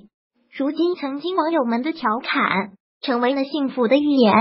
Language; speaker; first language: Chinese; native; Chinese